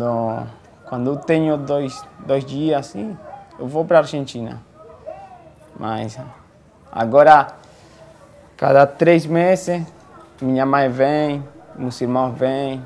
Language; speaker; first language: Portuguese; non-native, fluent; Spanish